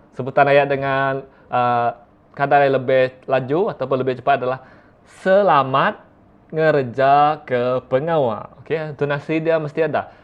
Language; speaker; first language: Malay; non-native, local second language; Iban